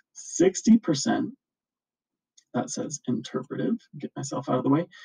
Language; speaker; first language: English; native; English